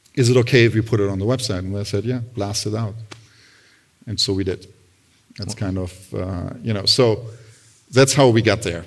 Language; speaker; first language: English; non-native, fluent; German